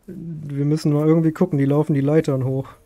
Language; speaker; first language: German; native; German